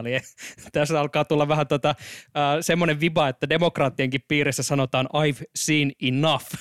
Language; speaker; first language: Finnish; native; Finnish